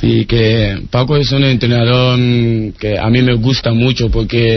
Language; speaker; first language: Spanish; non-native, learner; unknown